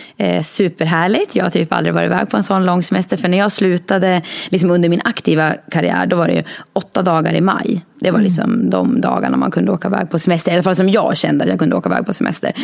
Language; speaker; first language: Swedish; native; Swedish